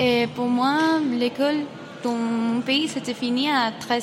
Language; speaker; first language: French; non-native, learner; Spanish